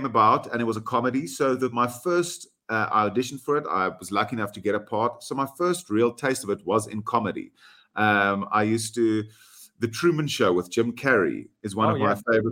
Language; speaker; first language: English; non-native, local second language; Afrikaans